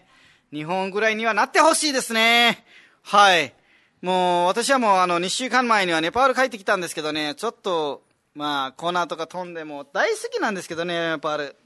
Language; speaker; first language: Japanese; native; Japanese